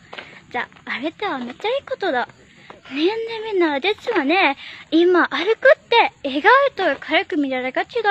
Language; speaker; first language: Japanese; non-native, learner; Indonesian